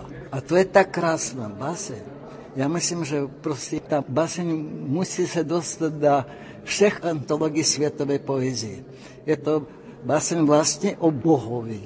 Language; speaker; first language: Czech; non-native, fluent; Russian